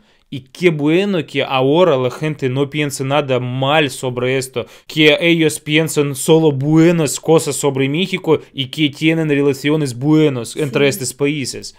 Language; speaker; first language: Spanish; non-native, fluent; Russian